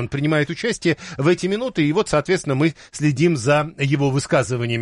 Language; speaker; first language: Russian; native; Russian